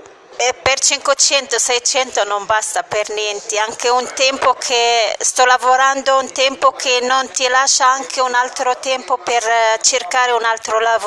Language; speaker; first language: Italian; non-native, fluent; Arabic